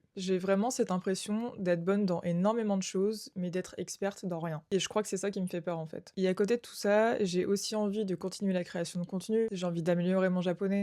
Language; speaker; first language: French; native; French